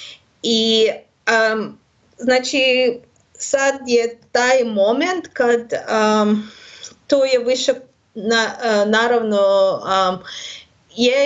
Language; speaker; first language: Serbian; non-native, learner; Russian